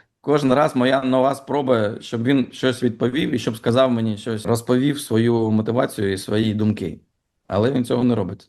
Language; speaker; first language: Ukrainian; non-native, local second language; Russian